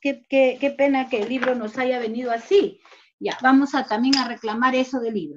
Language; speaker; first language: Spanish; native; Spanish